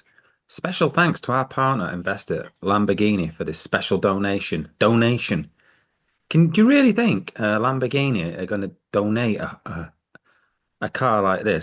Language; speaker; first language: English; native; English